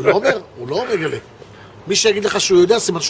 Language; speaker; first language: Hebrew; native; Hebrew